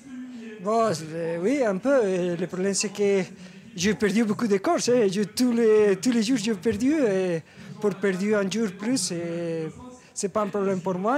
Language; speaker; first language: French; non-native, learner; Spanish